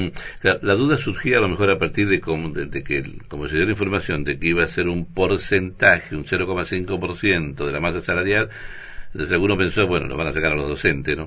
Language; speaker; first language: Spanish; native; Spanish